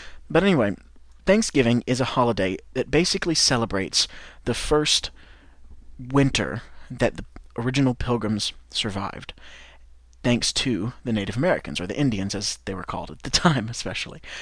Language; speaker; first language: English; native; English